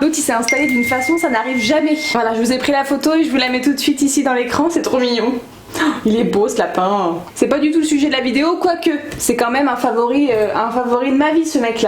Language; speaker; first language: French; native; French